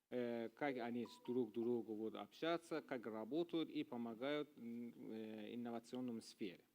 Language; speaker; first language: Russian; non-native, learner; Persian